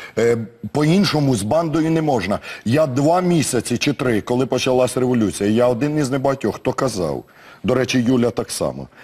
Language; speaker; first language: Ukrainian; native; Ukrainian